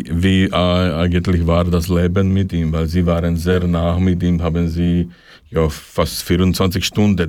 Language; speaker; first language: German; non-native, learner; Slovak